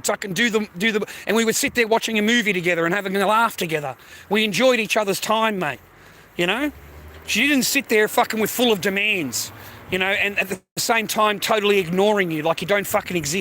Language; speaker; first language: English; native; English